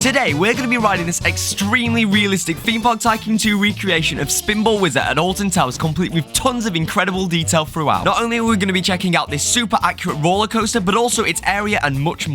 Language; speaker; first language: English; native; English